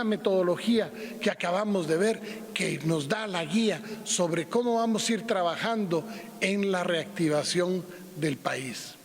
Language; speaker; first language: Spanish; native; Spanish